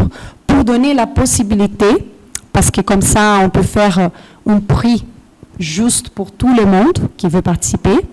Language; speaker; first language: French; non-native, fluent; Portuguese